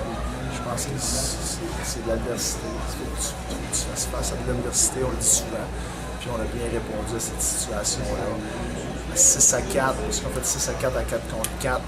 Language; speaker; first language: French; native; French